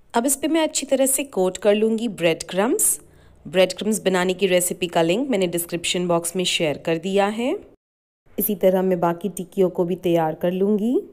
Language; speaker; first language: Hindi; native; Hindi